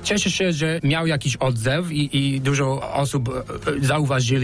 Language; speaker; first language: Polish; non-native, fluent; English